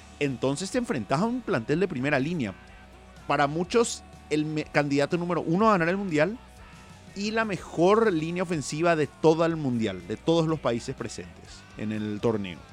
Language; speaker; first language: Spanish; native; Spanish